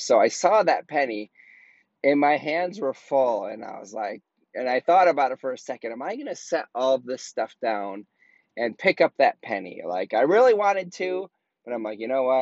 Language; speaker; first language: English; native; English